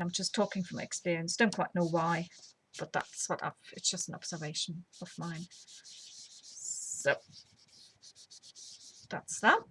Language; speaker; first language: English; native; English